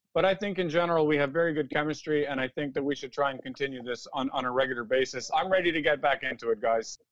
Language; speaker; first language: English; early bilingual, other home language; Ukrainian